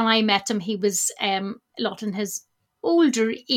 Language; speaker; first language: English; native; English